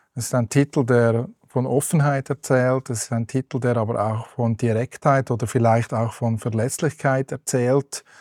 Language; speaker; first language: German; native; German